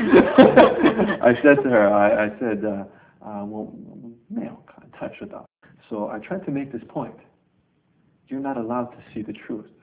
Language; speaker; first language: Chinese; early bilingual, heritage; Chinese